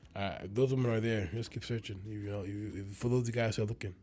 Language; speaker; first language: English; early bilingual, other home language; Yoruba